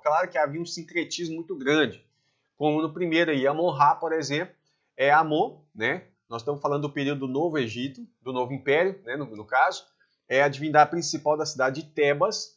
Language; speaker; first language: Portuguese; native; Portuguese